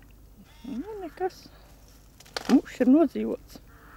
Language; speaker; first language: Latvian; native; Latvian